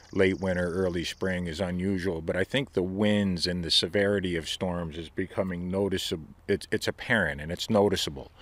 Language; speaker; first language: English; native; English